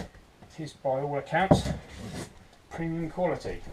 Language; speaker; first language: English; native; English